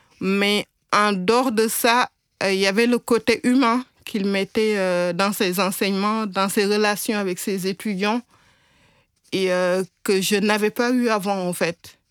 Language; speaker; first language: French; non-native, local second language; Wolof